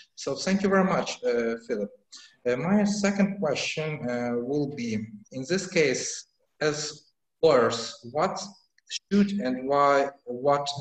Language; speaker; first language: English; non-native, fluent; Ukrainian